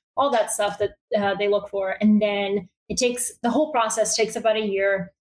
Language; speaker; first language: English; early bilingual, other home language; Bulgarian